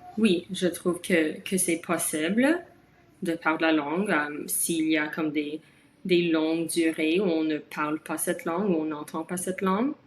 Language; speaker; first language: French; early bilingual, other home language; Italian